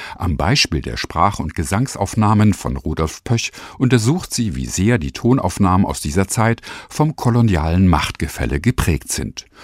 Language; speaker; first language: German; native; German